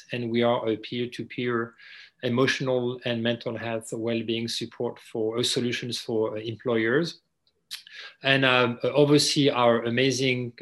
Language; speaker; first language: English; non-native, fluent; French